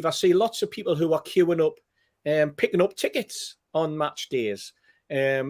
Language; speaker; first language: English; native; English